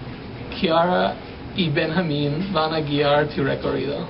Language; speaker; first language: Spanish; non-native, learner; English